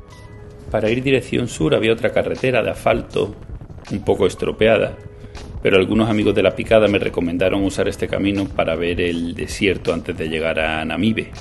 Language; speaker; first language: Spanish; native; Spanish